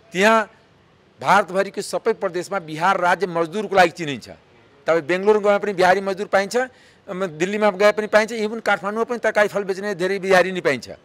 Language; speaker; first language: Nepali; non-native, local second language; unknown